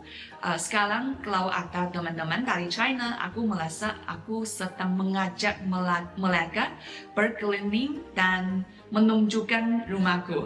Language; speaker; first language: Indonesian; non-native, fluent; Chinese